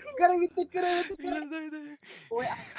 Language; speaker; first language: Japanese; non-native, local second language; Indonesian